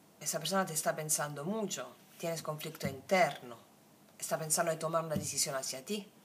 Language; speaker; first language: Spanish; non-native, fluent; Italian